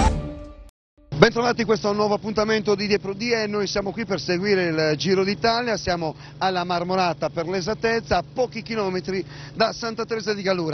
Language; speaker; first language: Italian; native; Italian